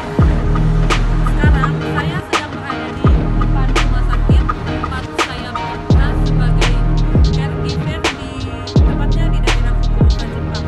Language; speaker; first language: Indonesian; non-native, local second language; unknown